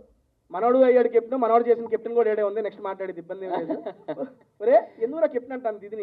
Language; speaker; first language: Telugu; native; Telugu